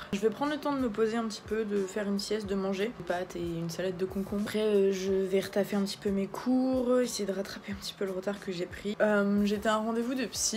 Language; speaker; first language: French; native; French